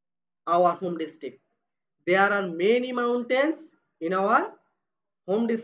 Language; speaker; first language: English; non-native, local second language; Bangla